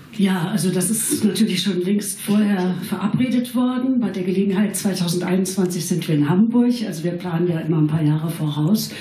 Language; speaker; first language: German; native; German